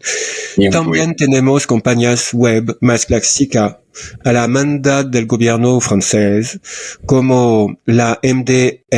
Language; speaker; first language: Spanish; non-native, learner; French